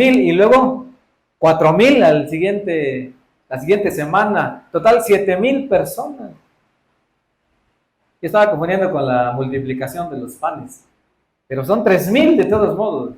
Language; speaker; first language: Spanish; native; Spanish